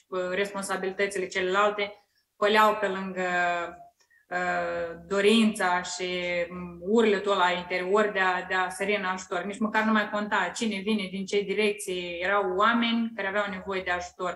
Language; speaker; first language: Romanian; native; Romanian